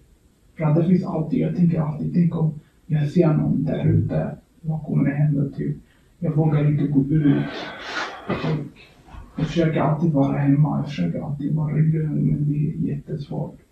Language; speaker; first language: Swedish; early bilingual, other home language; Kurdish